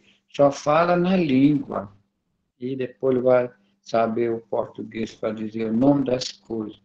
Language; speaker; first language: Portuguese; non-native, local second language; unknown